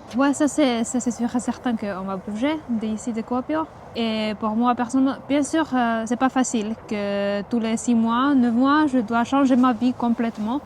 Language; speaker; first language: French; non-native, fluent; Finnish